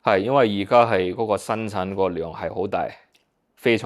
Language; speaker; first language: Cantonese; early bilingual, heritage; Cantonese